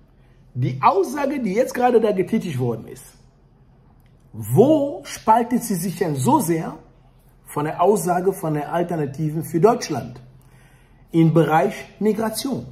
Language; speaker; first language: German; early bilingual, other home language; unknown